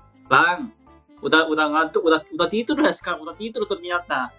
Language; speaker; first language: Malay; non-native, fluent; Korean